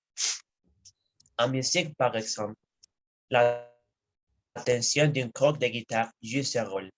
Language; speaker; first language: French; non-native, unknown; Spanish